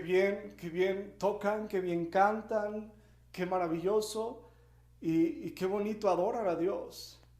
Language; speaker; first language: Spanish; native; Spanish